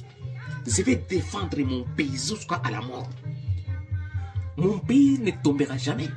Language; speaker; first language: French; non-native, local second language; Bambara